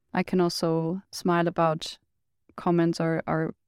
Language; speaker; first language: English; non-native, fluent; German